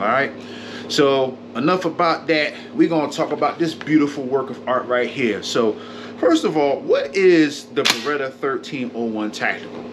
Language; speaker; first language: English; native; English